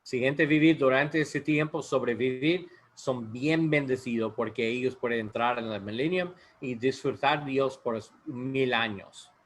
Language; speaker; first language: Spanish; non-native, learner; English